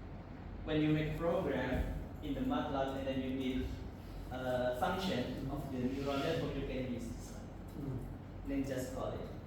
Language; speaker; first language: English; non-native, fluent; Indonesian